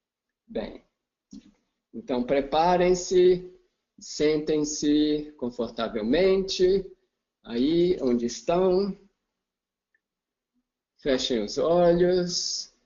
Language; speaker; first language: Portuguese; non-native, fluent; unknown